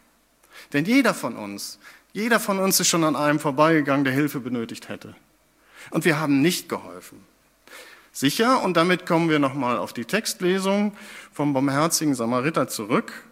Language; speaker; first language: German; native; German